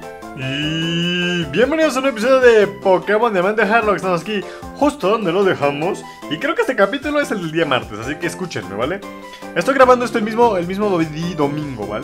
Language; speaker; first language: Spanish; native; Spanish